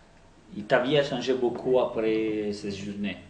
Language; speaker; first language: French; non-native, learner; Italian